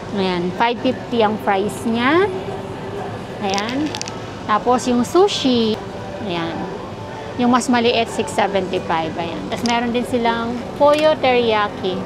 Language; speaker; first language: Filipino; native; Filipino